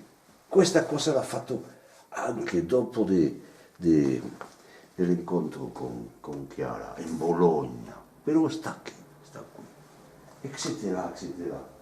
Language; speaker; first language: Italian; non-native, learner; French